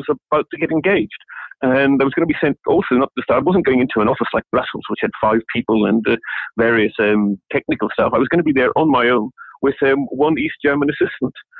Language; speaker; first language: English; native; English